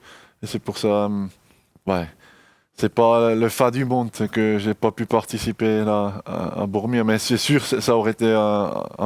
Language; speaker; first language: French; non-native, local second language; German